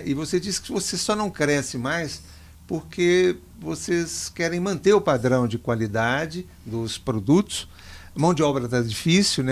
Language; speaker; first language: Portuguese; native; Portuguese